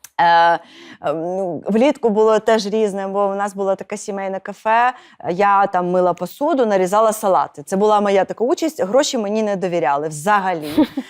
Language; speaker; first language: Ukrainian; non-native, local second language; Russian